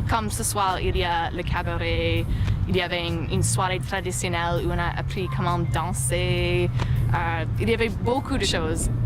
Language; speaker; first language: French; non-native, fluent; English